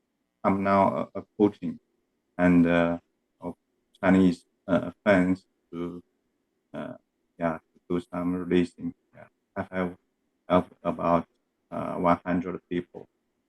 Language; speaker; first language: English; non-native, learner; Chinese